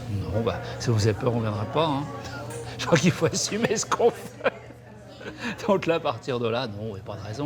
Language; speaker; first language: French; native; French